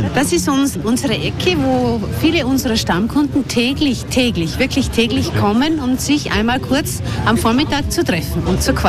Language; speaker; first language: German; native; German